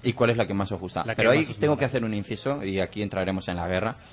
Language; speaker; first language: Spanish; native; Spanish